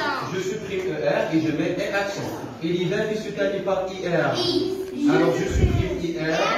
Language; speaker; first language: French; non-native, local second language; Arabic